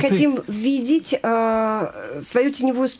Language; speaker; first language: Russian; native; Russian